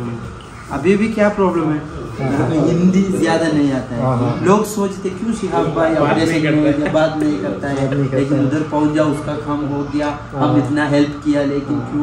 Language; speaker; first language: Hindi; non-native, local second language; Malayalam